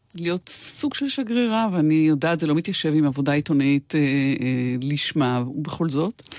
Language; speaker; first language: Hebrew; native; Hebrew